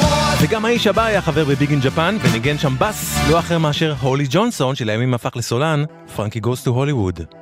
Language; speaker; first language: Hebrew; native; Hebrew